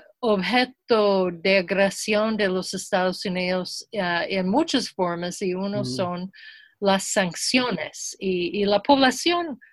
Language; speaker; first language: Spanish; non-native, fluent; English